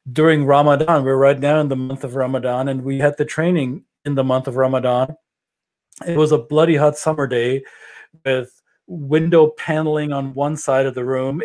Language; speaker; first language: English; non-native, fluent; German